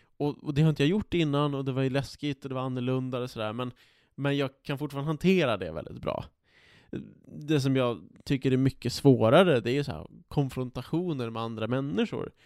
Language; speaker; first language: Swedish; native; Swedish